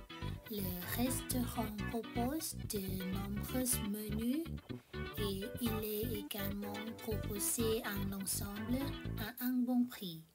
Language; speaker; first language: French; non-native, learner; Thai